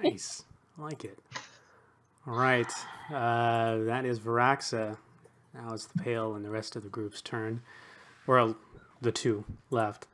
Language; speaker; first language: English; native; English